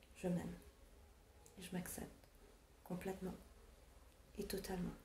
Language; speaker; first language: French; non-native, fluent; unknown